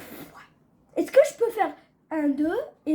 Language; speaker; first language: French; native; French